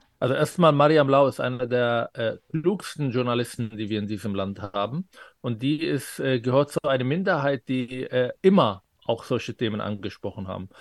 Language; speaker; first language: German; non-native, fluent; Arabic